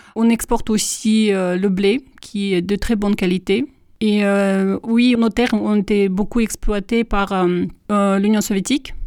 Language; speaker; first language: French; non-native, fluent; Russian